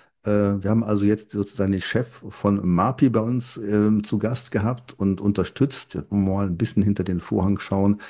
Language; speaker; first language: German; native; German